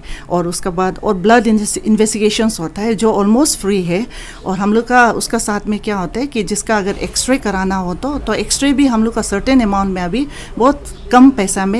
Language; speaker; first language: Hindi; non-native, local second language; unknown